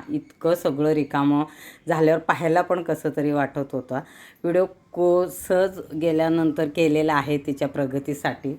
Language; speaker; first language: Marathi; native; Marathi